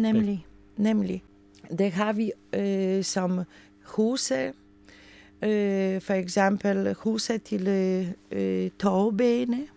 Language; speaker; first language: Danish; non-native, learner; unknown